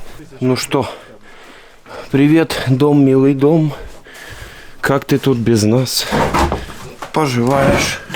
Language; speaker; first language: Russian; native; Russian